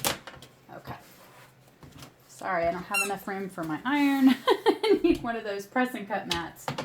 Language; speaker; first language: English; native; English